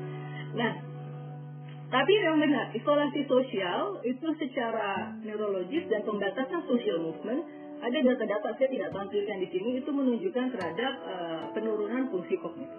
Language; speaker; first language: Indonesian; native; Indonesian